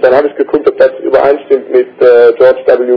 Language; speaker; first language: German; native; German